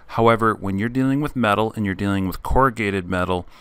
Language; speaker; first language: English; native; English